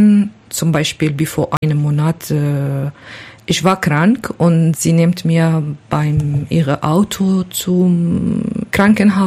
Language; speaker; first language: German; non-native, learner; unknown